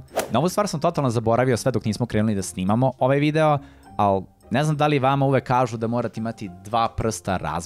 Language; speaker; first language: Serbian; native; Serbian